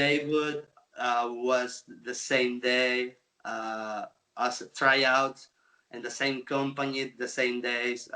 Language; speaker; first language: English; non-native, local second language; Spanish